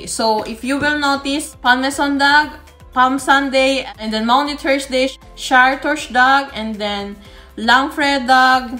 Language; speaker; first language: English; non-native, local second language; Filipino